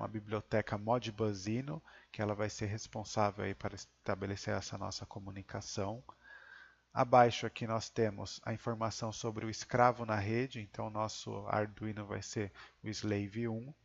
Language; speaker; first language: Portuguese; native; Portuguese